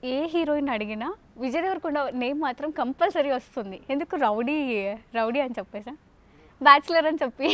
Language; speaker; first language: Telugu; native; Telugu